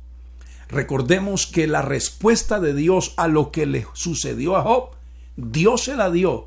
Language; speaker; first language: Spanish; native; Spanish